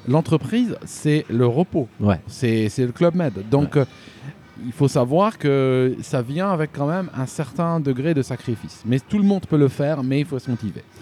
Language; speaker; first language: French; non-native, local second language; Arabic